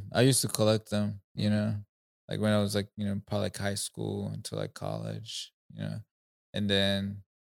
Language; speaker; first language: English; non-native, local second language; Kinyarwanda